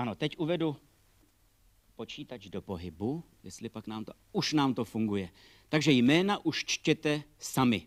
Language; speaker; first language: Czech; native; Czech